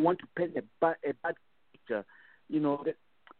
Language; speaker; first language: English; non-native, local second language; Bemba